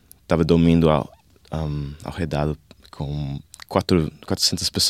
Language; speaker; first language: Portuguese; non-native, learner; English